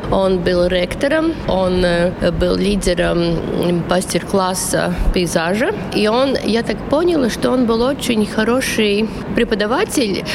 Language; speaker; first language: Russian; non-native, local second language; Latvian